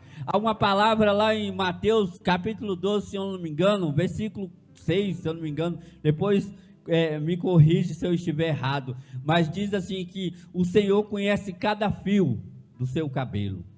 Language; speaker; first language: Portuguese; native; Portuguese